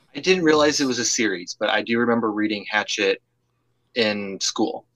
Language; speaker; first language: English; native; English